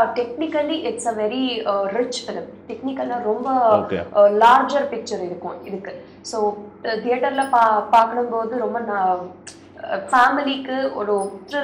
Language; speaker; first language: Tamil; non-native, learner; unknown